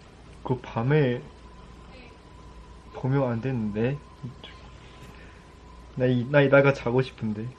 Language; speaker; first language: Korean; non-native, fluent; Chinese